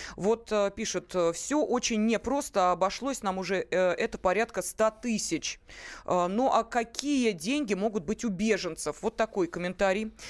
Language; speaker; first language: Russian; native; Russian